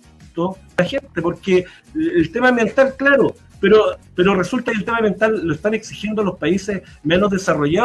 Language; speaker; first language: Spanish; native; Spanish